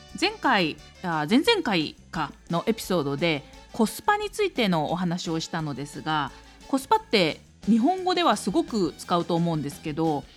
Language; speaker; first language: Japanese; native; Japanese